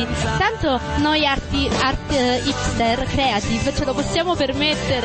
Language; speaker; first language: Italian; native; Italian